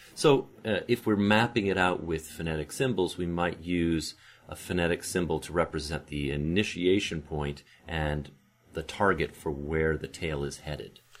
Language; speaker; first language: English; native; English